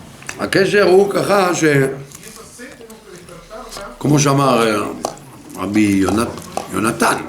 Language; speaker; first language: Hebrew; non-native, fluent; French